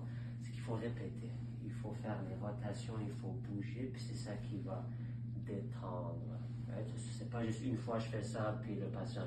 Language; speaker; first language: French; native; French